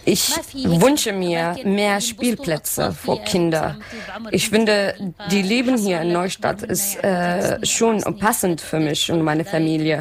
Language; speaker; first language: German; non-native, learner; Arabic